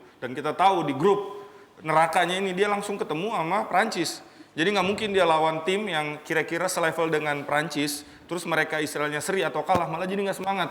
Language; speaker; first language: Indonesian; native; Indonesian